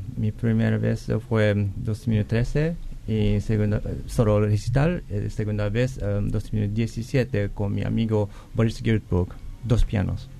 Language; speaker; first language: Spanish; non-native, learner; Japanese